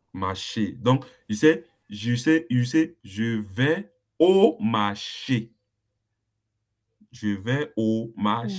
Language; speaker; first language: French; non-native, fluent; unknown